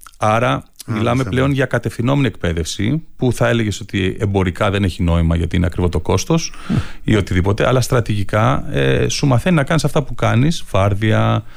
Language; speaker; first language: Greek; native; Greek